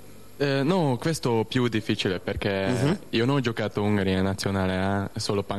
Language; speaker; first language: Italian; non-native, learner; Hungarian